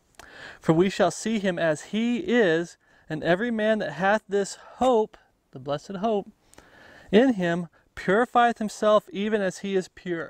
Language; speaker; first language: English; native; English